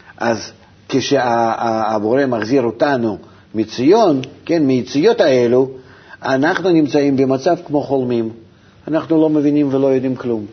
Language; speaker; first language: Hebrew; non-native, fluent; Russian